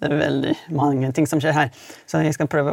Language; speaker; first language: Swedish; non-native, fluent; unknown